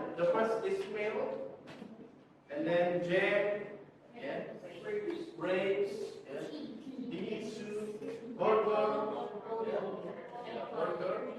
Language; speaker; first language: English; non-native, learner; Indonesian